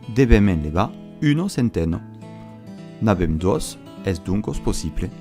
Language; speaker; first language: Occitan; non-native, local second language; French